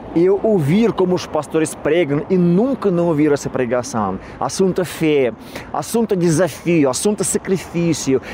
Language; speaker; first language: Portuguese; non-native, learner; Russian